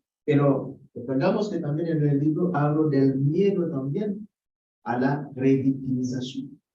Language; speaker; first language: Spanish; non-native, fluent; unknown